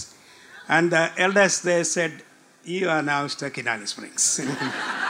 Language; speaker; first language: English; non-native, local second language; Malayalam